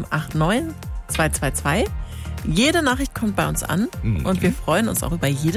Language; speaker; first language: German; native; German